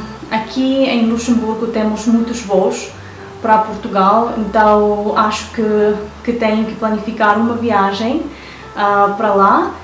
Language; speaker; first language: Portuguese; non-native, fluent; English